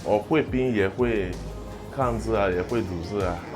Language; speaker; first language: Chinese; non-native, fluent; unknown